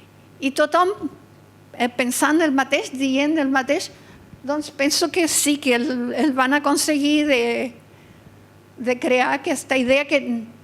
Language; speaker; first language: Catalan; early bilingual, heritage; Catalan